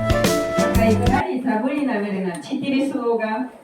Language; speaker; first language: Russian; non-native, fluent; Korean